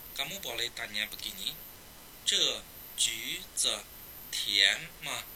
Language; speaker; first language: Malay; non-native, fluent; Chinese